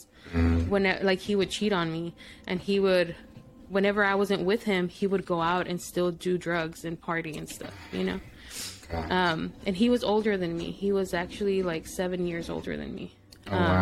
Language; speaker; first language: English; early bilingual, other home language; Spanish